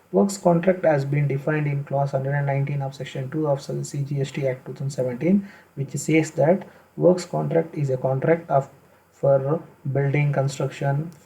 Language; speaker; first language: English; non-native, local second language; Kannada